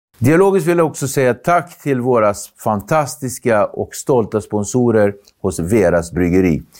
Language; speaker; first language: Swedish; early bilingual, other home language; Kabuverdianu